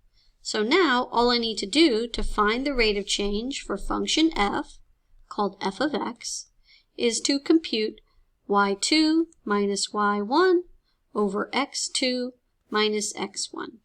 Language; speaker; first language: English; native; English